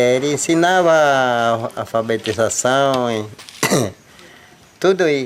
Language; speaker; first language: Portuguese; non-native, local second language; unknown